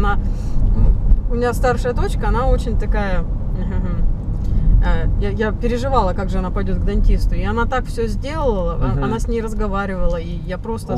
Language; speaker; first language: Russian; native; Russian